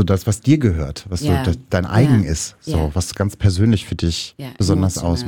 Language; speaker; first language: German; native; German